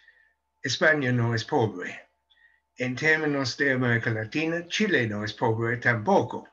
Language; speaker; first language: Spanish; non-native, fluent; English